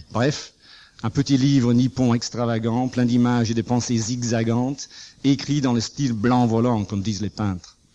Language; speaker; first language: French; non-native, fluent; English